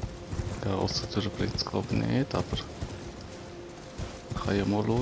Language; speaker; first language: German; native; German